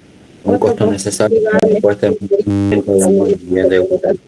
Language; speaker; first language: Spanish; native; Spanish